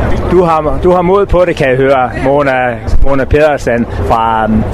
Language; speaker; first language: Danish; native; Danish